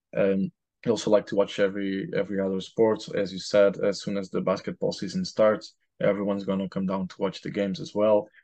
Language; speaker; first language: English; non-native, fluent; Portuguese